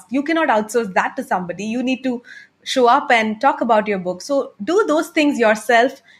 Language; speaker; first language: English; non-native, local second language; Tamil